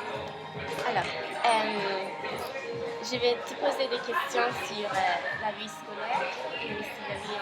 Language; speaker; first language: French; non-native, learner; English